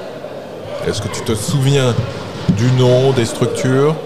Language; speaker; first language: French; native; French